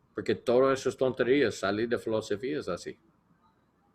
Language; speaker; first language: Spanish; non-native, learner; English